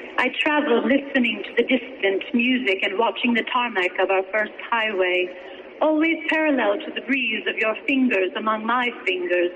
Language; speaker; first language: English; native; English